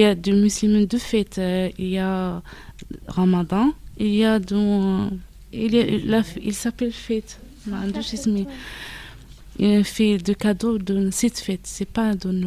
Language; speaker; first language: French; non-native, learner; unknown